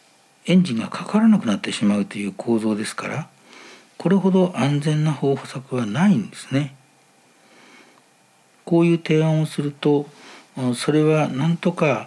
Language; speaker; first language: Japanese; native; Japanese